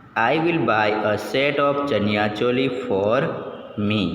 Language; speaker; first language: English; non-native, local second language; Gujarati